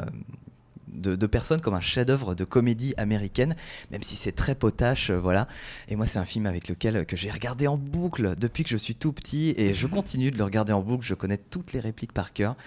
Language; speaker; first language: French; native; French